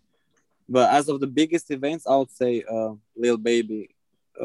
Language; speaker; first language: English; non-native, fluent; Albanian